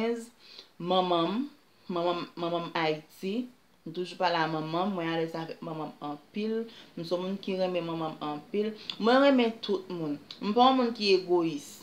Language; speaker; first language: French; non-native, learner; Haitian Creole